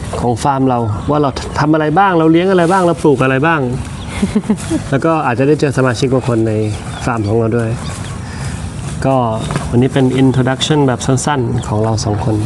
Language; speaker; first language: Thai; native; Thai